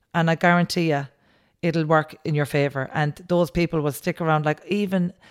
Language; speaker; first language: English; native; English